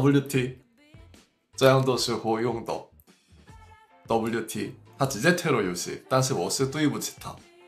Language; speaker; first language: Chinese; non-native, fluent; Korean